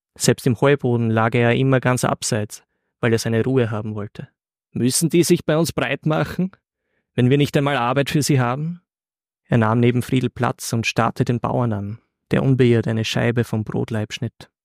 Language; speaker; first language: German; native; German